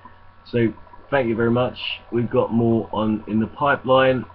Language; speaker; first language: English; native; English